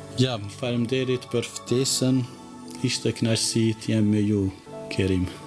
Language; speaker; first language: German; non-native, fluent; Albanian